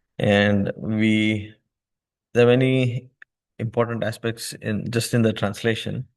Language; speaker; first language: English; non-native, local second language; Hindi